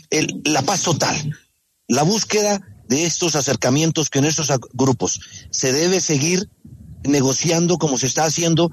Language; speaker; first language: Spanish; native; Spanish